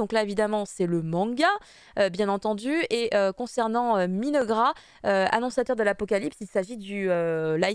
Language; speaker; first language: French; native; French